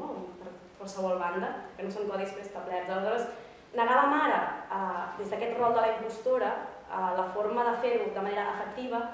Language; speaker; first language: Catalan; native; Catalan